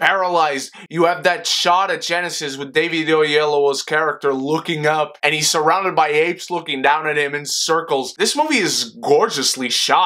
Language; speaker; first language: English; non-native, fluent; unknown